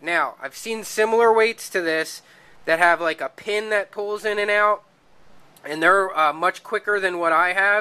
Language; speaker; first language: English; native; English